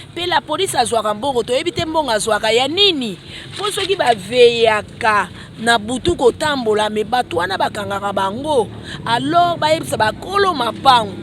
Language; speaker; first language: Lingala; native; Lingala